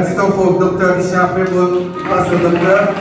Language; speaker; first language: Dutch; non-native, learner; Lingala